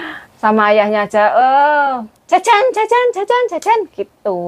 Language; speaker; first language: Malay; non-native, local second language; Javanese